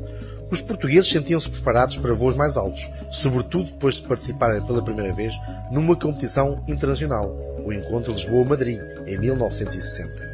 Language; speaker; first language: Portuguese; native; Portuguese